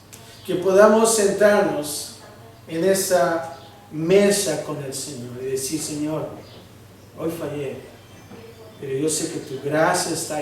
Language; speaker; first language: Spanish; early bilingual, heritage; Spanish